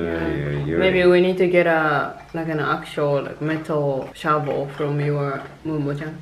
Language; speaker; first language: English; non-native, local second language; Japanese